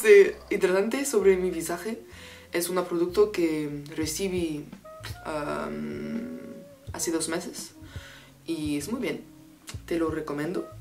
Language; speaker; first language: Spanish; non-native, learner; French